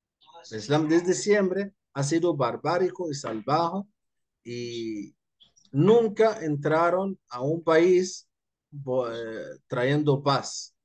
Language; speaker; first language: Spanish; non-native, fluent; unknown